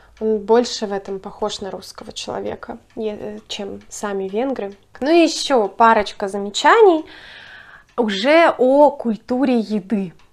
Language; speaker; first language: Russian; native; Russian